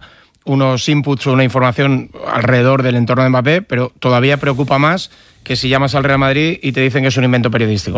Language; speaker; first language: Spanish; native; Spanish